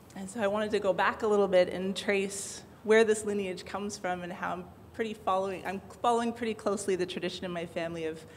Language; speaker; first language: English; native; English